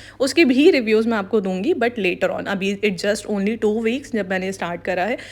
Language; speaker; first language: Hindi; native; Hindi